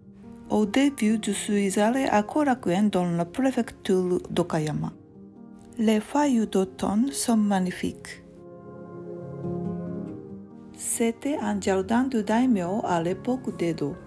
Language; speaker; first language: French; non-native, learner; Japanese